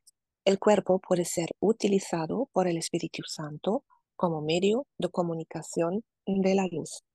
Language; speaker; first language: Spanish; non-native, fluent; German